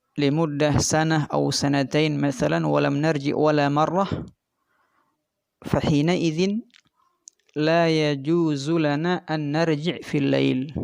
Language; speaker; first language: Arabic; non-native, fluent; Indonesian